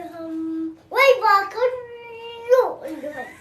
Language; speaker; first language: Arabic; early bilingual, other home language; Amharic